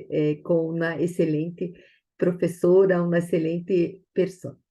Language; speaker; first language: Portuguese; non-native, learner; Spanish